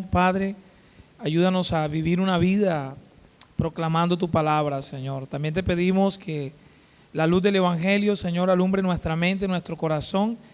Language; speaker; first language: Spanish; native; Spanish